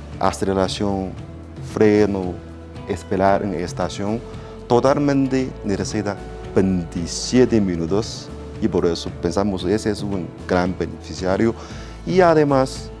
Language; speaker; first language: Spanish; non-native, learner; Chinese